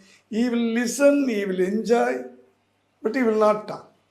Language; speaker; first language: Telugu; non-native, learner; Tamil